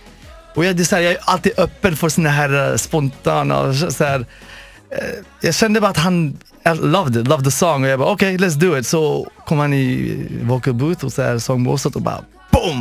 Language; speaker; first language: Swedish; non-native, fluent; Arabic